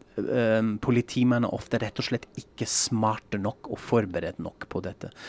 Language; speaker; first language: Norwegian; non-native, fluent; German